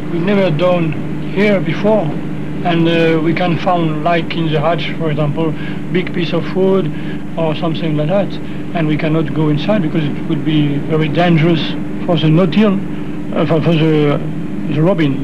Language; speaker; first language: English; non-native, fluent; French